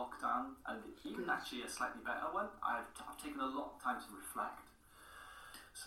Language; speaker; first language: English; native; English